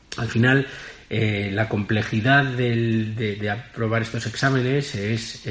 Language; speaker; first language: Spanish; native; Spanish